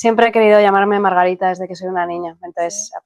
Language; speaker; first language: Spanish; native; Spanish